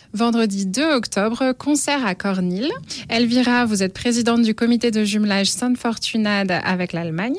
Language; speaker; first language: French; native; French